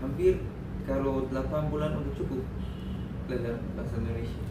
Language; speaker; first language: Indonesian; non-native, learner; Arabic